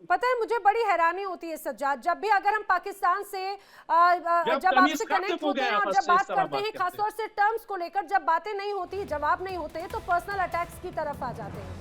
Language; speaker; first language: Hindi; native; Hindi